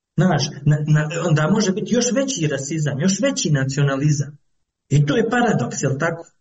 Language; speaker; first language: Serbian; native; Serbian